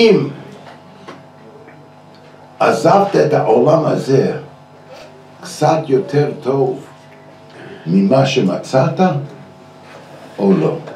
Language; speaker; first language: Hebrew; non-native, fluent; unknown